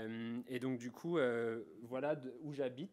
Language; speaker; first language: French; native; French